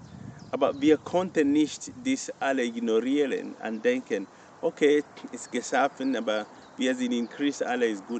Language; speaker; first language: German; non-native, fluent; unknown